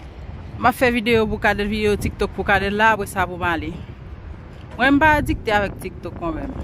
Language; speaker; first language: French; non-native, local second language; Haitian Creole